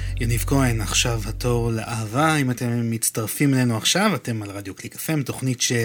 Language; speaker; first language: Hebrew; native; Hebrew